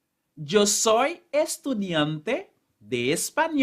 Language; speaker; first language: Spanish; non-native, fluent; Haitian Creole